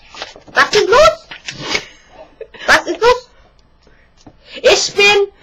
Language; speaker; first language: German; non-native, learner; Spanish